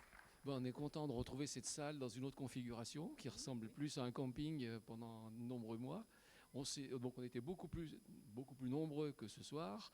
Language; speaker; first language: French; native; French